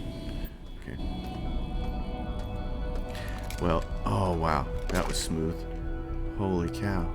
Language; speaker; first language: English; native; English